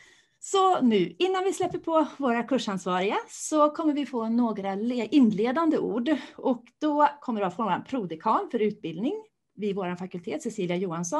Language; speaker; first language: Swedish; native; Swedish